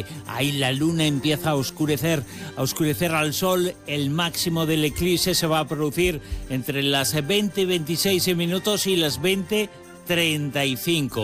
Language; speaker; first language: Spanish; native; Spanish